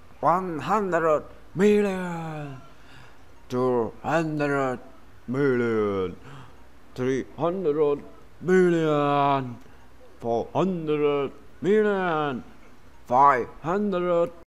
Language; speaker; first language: English; non-native, learner; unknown